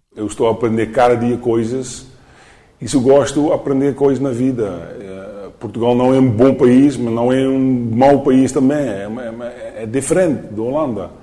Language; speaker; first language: Portuguese; non-native, learner; Dutch